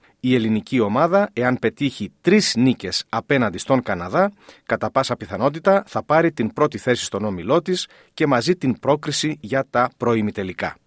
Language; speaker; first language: Greek; native; Greek